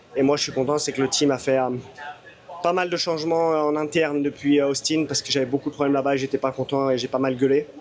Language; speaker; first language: French; native; French